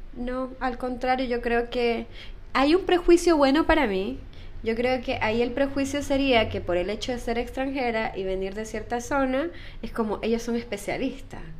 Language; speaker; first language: Spanish; native; Spanish